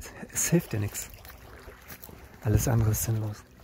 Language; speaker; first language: German; native; German